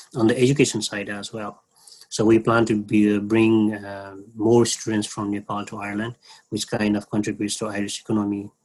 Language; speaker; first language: English; non-native, local second language; Nepali